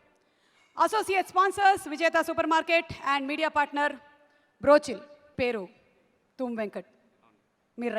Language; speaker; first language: Telugu; native; Telugu